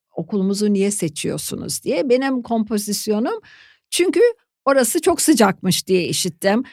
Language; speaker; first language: Turkish; native; Turkish